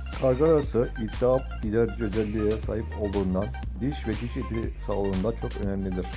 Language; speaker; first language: Turkish; native; Turkish